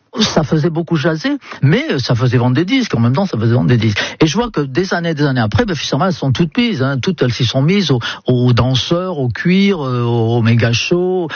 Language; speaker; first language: French; non-native, fluent; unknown